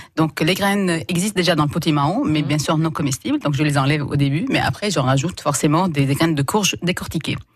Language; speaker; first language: French; non-native, local second language; Arabic